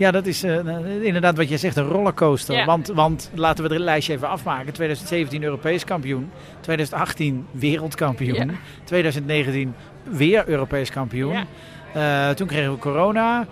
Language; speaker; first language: Dutch; native; Dutch